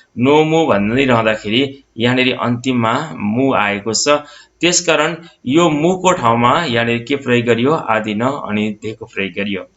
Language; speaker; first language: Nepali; native; Nepali